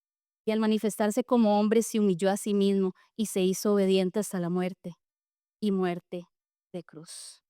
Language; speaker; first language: Spanish; native; Spanish